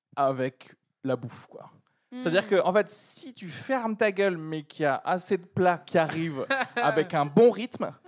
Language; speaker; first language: French; early bilingual, other home language; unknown